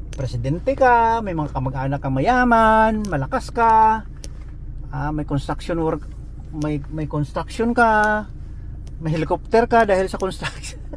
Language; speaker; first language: Filipino; non-native, local second language; Hiligaynon